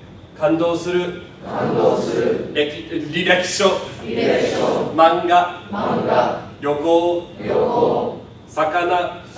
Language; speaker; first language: Japanese; non-native, fluent; English